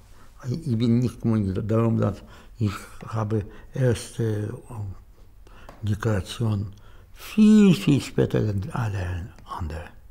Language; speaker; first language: German; non-native, learner; Russian